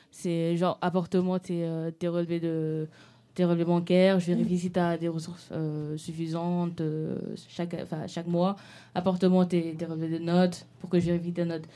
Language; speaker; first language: French; non-native, local second language; Wolof